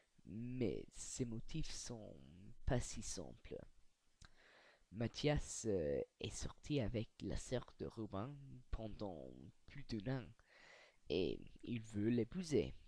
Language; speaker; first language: French; non-native, learner; English